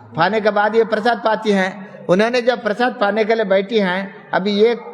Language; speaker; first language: Hindi; non-native, local second language; Kannada